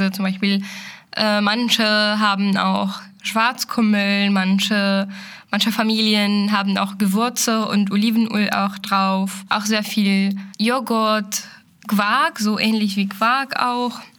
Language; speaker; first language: German; non-native, fluent; Arabic